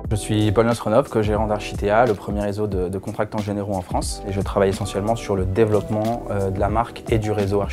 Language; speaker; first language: French; native; French